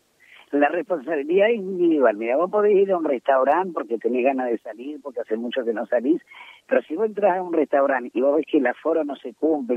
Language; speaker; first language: Spanish; native; Spanish